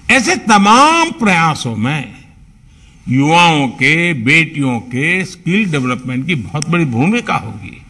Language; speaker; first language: Hindi; non-native, local second language; Gujarati